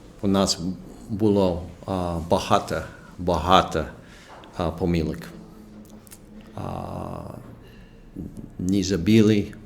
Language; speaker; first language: Ukrainian; non-native, local second language; Russian